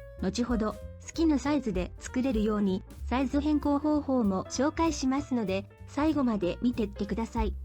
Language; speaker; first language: Japanese; native; Japanese